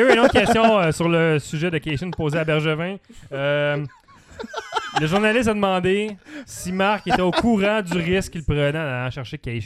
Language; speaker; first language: French; native; French